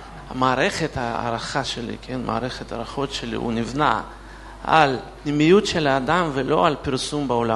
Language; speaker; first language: Hebrew; non-native, fluent; Russian